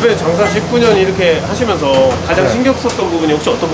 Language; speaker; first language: Korean; native; Korean